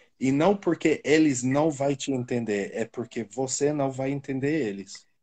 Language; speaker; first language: Portuguese; non-native, fluent; English